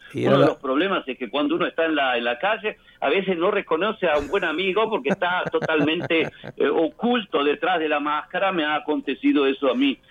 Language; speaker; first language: Spanish; native; Spanish